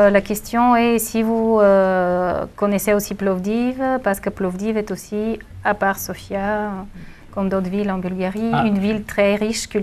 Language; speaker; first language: French; non-native, fluent; Bulgarian